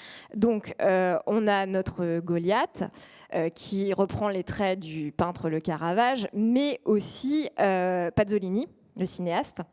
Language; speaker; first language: French; native; French